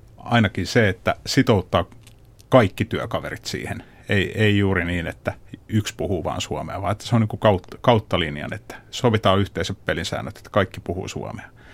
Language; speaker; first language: Finnish; native; Finnish